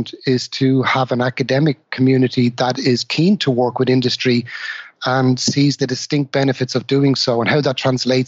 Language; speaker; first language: English; native; English